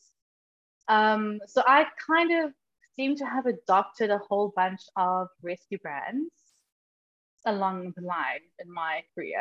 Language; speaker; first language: English; native; English